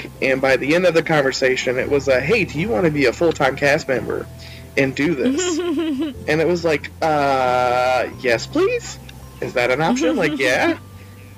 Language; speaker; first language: English; native; English